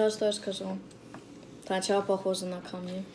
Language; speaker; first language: Russian; early bilingual, heritage; Russian